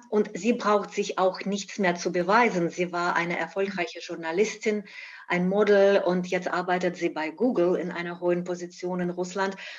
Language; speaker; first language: German; non-native, fluent; Russian